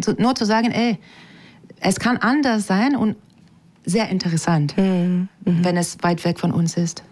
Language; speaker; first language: German; non-native, fluent; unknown